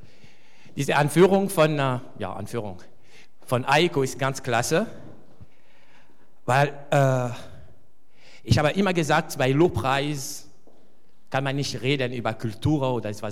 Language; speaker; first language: German; non-native, fluent; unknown